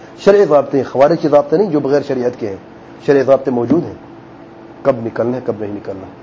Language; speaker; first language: Urdu; native; Urdu